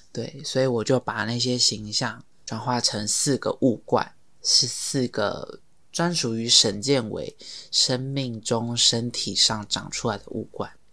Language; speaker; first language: Chinese; native; Chinese